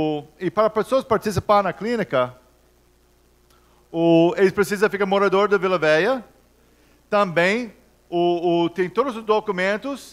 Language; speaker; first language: Portuguese; non-native, fluent; English